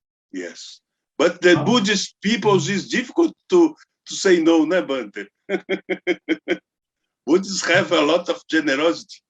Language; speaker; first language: English; non-native, learner; Portuguese